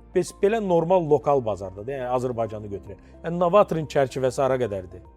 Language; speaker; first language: Azerbaijani; native; Azerbaijani